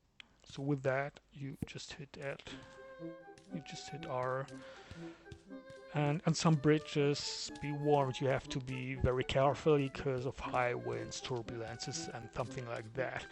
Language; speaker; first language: English; non-native, fluent; German